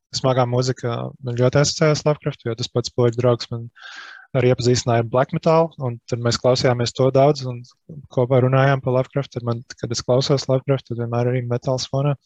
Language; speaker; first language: Latvian; native; Latvian